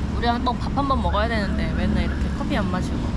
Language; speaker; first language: Korean; native; Korean